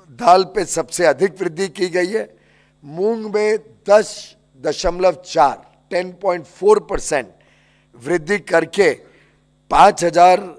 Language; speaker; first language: Hindi; native; Hindi